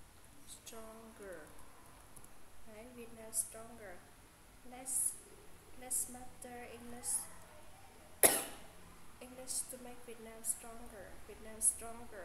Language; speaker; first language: English; non-native, learner; Vietnamese